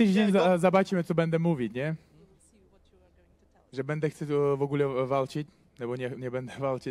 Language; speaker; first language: Polish; non-native, learner; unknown